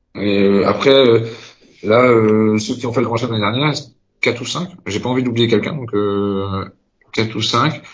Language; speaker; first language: French; native; French